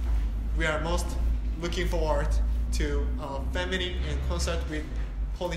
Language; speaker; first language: English; non-native, learner; Korean